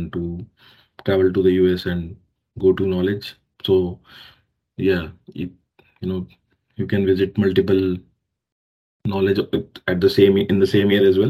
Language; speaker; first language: English; non-native, local second language; Hindi